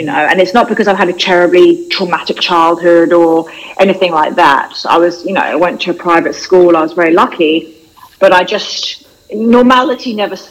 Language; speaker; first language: English; native; English